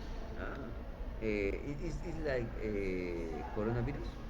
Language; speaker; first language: English; non-native, learner; Spanish